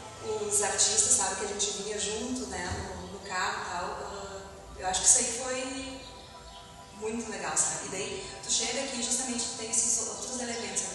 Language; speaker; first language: Portuguese; native; Portuguese